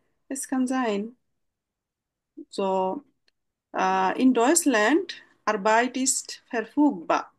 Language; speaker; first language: German; non-native, learner; Bangla